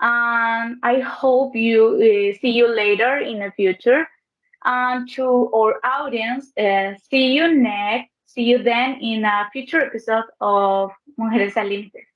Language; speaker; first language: English; non-native, learner; Spanish